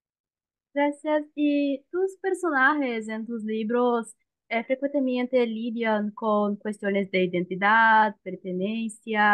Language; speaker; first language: Spanish; non-native, learner; Portuguese